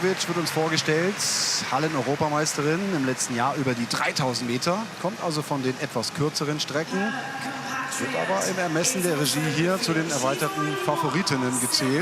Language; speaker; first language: German; native; German